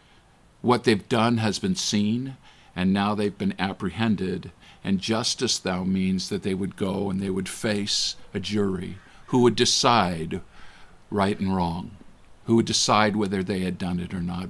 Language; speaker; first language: English; native; English